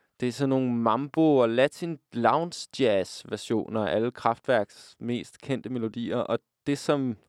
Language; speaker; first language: Danish; native; Danish